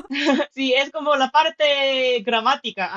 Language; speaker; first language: Spanish; non-native, fluent; Korean